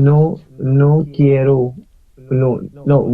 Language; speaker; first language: Spanish; non-native, learner; English